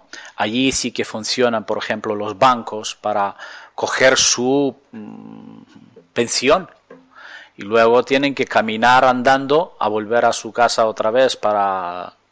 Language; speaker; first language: Spanish; non-native, fluent; Ukrainian